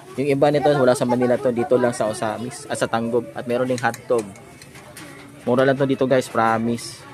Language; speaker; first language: Filipino; non-native, local second language; Cebuano